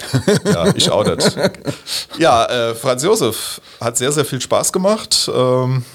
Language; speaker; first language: German; native; German